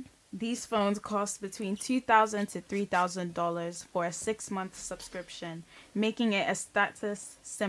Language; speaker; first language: English; non-native, local second language; Yoruba